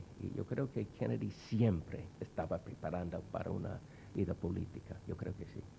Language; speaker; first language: Spanish; non-native, fluent; English